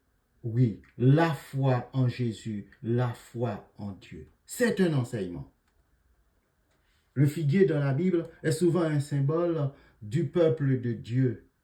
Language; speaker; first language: French; native; French